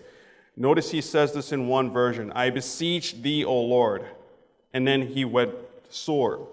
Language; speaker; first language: English; native; English